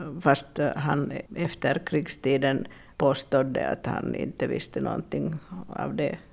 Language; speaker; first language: Swedish; non-native, local second language; Finnish